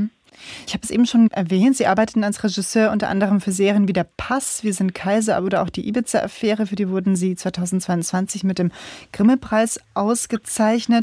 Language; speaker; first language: German; native; German